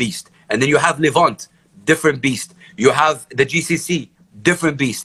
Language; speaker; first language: English; non-native, fluent; Arabic